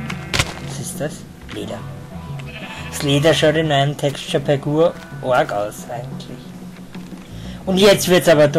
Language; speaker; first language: German; native; German